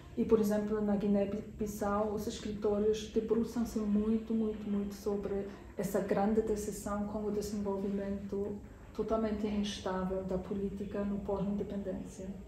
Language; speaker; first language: Portuguese; non-native, fluent; German